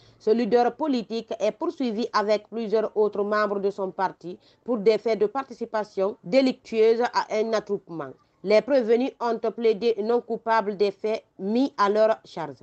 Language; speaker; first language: French; non-native, local second language; Fula